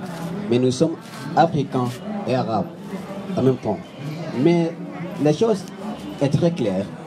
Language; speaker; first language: French; non-native, fluent; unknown